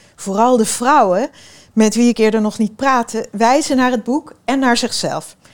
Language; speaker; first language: Dutch; early bilingual, other home language; Swedish